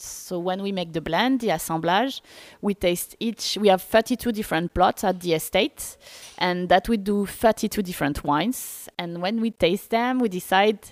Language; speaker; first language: English; non-native, fluent; French